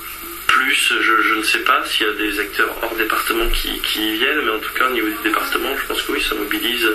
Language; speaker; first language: French; native; French